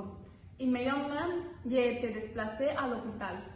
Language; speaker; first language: French; non-native, learner; Spanish